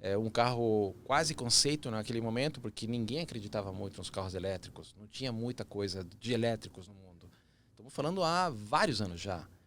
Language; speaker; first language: Portuguese; early bilingual, other home language; Spanish